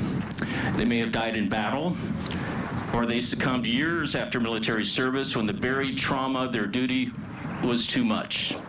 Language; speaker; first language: English; native; English